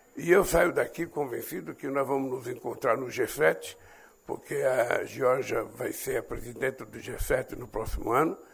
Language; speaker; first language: Portuguese; native; Portuguese